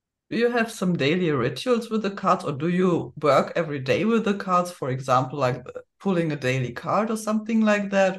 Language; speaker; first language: English; non-native, fluent; German